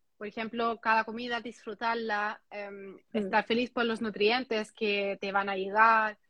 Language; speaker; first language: Spanish; non-native, fluent; German